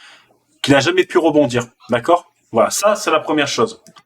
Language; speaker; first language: French; native; French